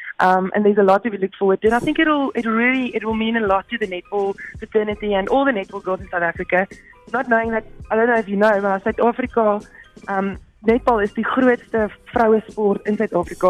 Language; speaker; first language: English; non-native, local second language; Afrikaans